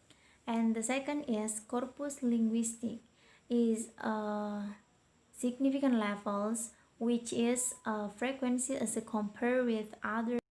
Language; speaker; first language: English; non-native, learner; Indonesian